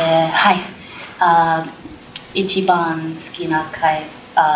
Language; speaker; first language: Japanese; non-native, learner; English